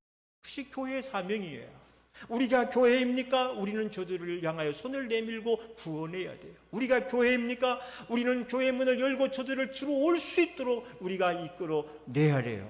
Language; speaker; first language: Korean; native; Korean